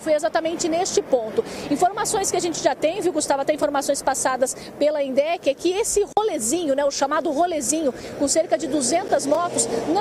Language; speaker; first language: Portuguese; native; Portuguese